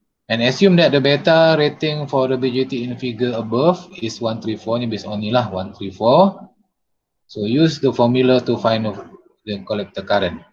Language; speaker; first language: English; non-native, local second language; Malay